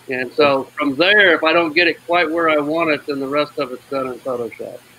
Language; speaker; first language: English; native; English